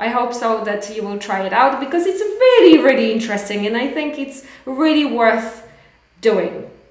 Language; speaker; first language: English; non-native, fluent; Polish